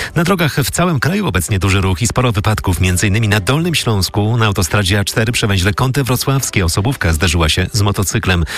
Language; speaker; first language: Polish; native; Polish